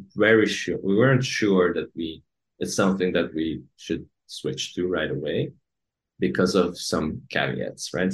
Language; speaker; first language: English; non-native, fluent; Hungarian